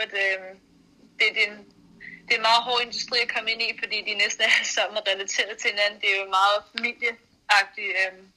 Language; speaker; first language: Danish; native; Danish